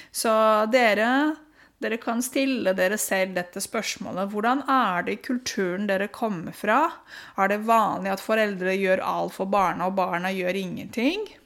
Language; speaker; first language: Norwegian; non-native, fluent; Romanian